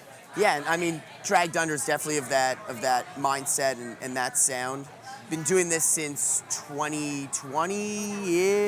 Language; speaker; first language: English; native; English